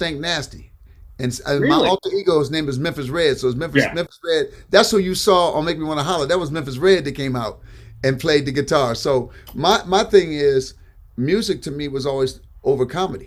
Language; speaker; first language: English; native; English